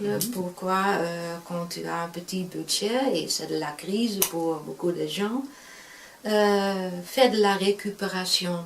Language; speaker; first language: French; non-native, fluent; Dutch